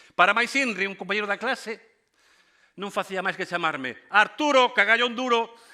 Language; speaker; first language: Galician; native; Galician